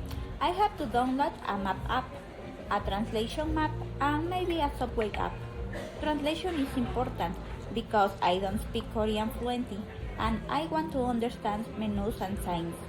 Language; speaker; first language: English; non-native, learner; Spanish